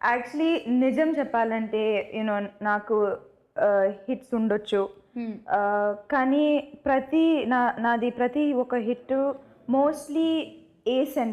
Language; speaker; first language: Telugu; non-native, fluent; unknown